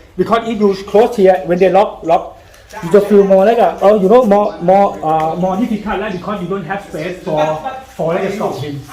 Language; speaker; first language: English; non-native, learner; Thai